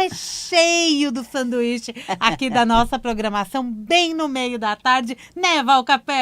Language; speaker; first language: Portuguese; native; Portuguese